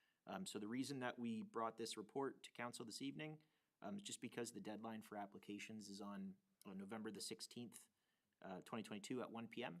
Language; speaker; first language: English; native; English